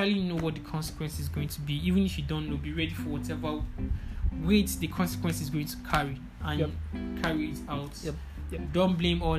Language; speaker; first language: English; non-native, local second language; Igbo